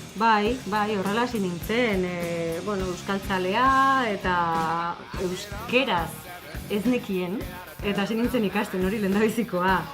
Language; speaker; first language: Basque; non-native, local second language; Spanish